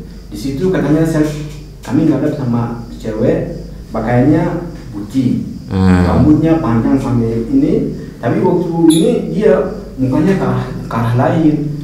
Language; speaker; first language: Indonesian; non-native, fluent; Arabic